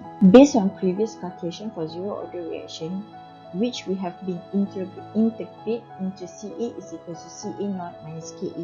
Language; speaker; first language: English; non-native, local second language; Malay